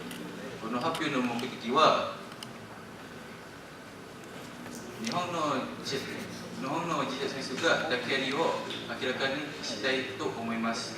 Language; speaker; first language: Japanese; non-native, learner; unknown